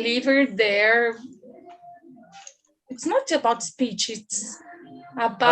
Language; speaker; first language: English; non-native, learner; Portuguese